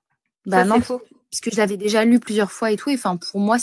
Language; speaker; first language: French; native; French